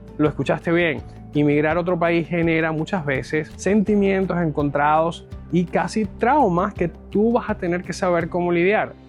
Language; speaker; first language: Spanish; native; Spanish